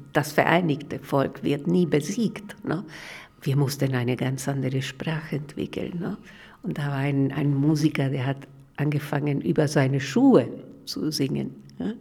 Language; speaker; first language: German; non-native, fluent; Spanish